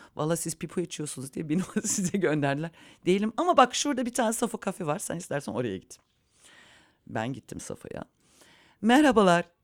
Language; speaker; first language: Turkish; early bilingual, heritage; Turkish